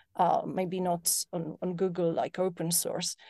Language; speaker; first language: English; non-native, fluent; Polish